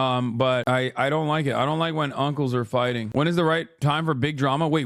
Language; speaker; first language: English; native; English